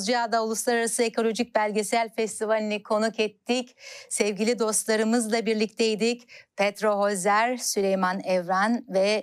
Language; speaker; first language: Turkish; native; Turkish